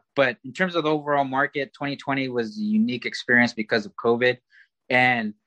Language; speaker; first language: English; native; English